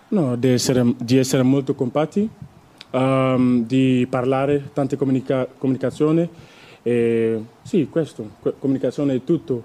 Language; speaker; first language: Italian; non-native, learner; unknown